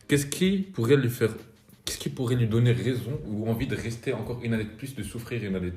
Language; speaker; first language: French; native; French